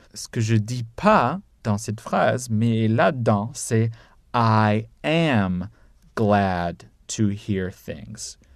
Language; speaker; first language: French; non-native, fluent; English